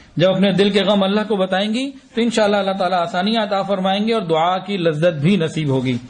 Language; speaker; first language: Urdu; non-native, local second language; Punjabi